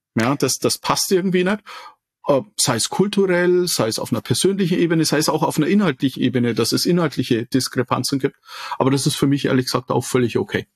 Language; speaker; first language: German; native; German